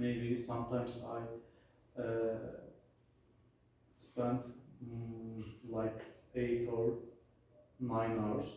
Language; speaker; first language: English; non-native, learner; Turkish